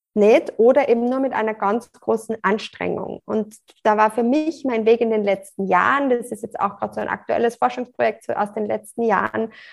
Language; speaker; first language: German; native; German